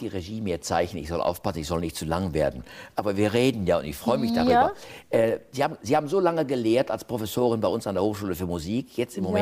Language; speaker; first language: German; native; German